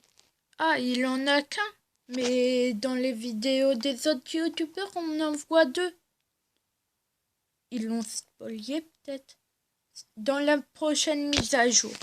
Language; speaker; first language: French; native; French